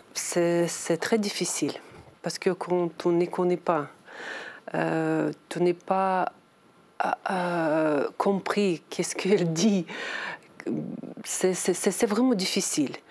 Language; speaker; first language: French; non-native, learner; Ukrainian